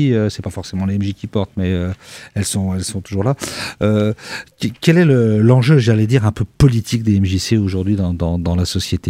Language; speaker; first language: French; native; French